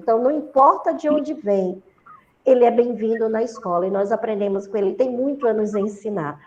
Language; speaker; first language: Portuguese; native; Portuguese